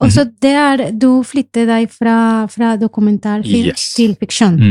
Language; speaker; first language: Norwegian; non-native, learner; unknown